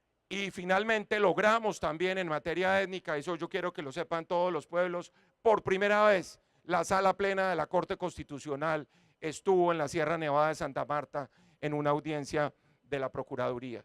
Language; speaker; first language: Spanish; native; Spanish